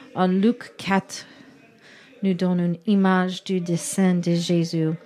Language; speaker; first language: French; non-native, learner; English